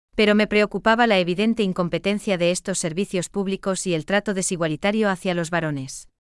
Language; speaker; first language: Spanish; non-native, fluent; German